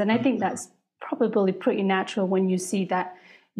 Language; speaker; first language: English; native; English